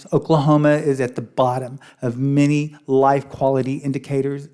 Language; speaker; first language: English; native; English